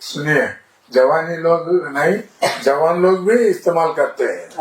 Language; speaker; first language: Hindi; non-native, learner; Nepali